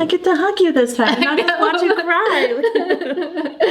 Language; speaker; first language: English; native; English